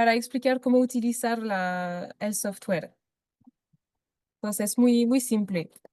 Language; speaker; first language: Spanish; non-native, fluent; French